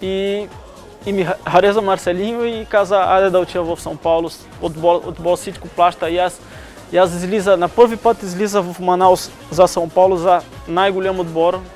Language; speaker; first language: Bulgarian; non-native, learner; Portuguese